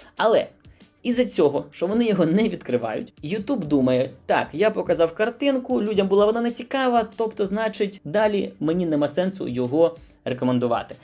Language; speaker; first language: Ukrainian; non-native, local second language; Russian